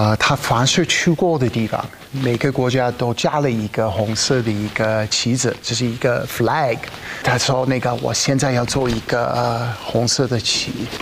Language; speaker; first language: Chinese; non-native, fluent; English